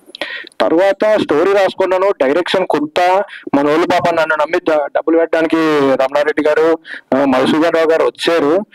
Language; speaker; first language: Telugu; native; Telugu